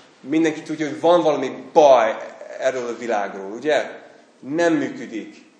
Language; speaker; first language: Hungarian; non-native, fluent; English